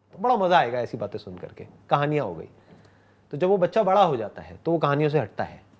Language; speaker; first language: Hindi; native; Hindi